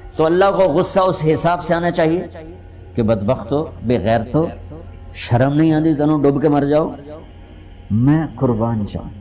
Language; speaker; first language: Urdu; non-native, local second language; Punjabi